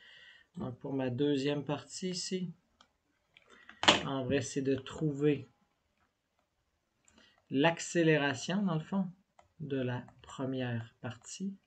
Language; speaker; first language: French; native; French